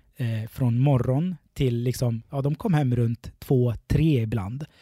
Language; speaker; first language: Swedish; early bilingual, other home language; Arabic